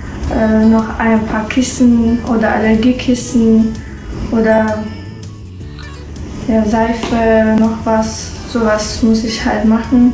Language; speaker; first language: German; non-native, fluent; Russian